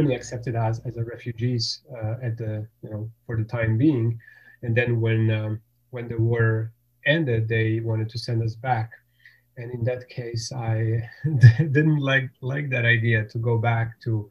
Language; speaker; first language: English; non-native, fluent; Bosnian